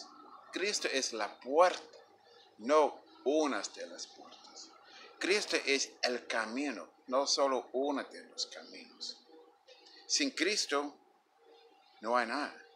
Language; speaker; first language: Spanish; non-native, fluent; English